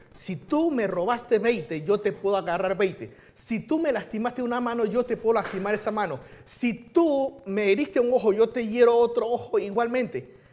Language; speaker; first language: Spanish; early bilingual, other home language; Chinese